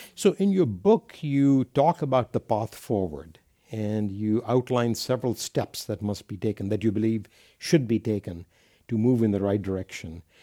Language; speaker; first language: English; non-native, local second language; Urdu